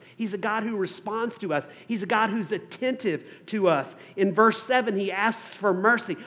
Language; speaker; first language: English; native; English